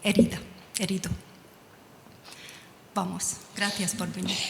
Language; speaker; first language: Spanish; non-native, learner; Arabic